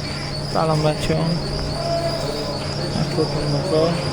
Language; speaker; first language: Persian; native; Persian